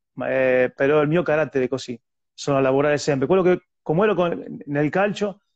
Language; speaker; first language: Italian; non-native, fluent; Spanish